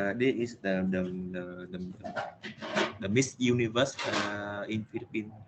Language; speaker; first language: English; non-native, learner; Vietnamese